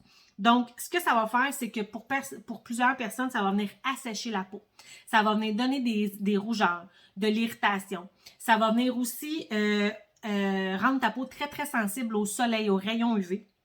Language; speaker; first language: French; native; French